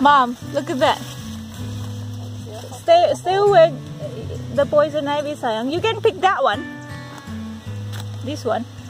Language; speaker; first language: English; non-native, fluent; Indonesian